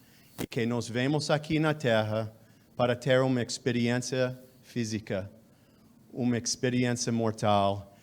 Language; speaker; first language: Portuguese; non-native, fluent; English